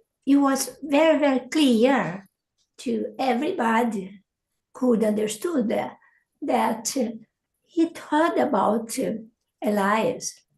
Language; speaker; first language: English; non-native, learner; Portuguese